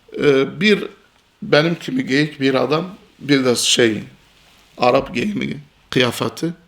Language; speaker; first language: Turkish; non-native, fluent; Albanian